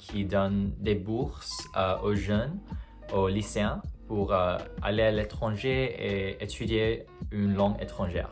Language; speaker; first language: French; non-native, fluent; English